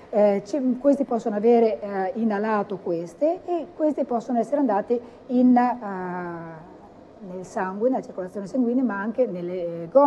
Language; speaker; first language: Italian; native; Italian